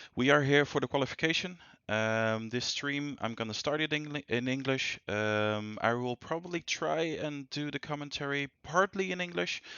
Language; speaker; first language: English; non-native, fluent; Dutch